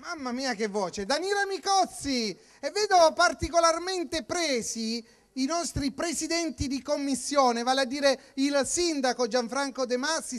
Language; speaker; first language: Italian; native; Italian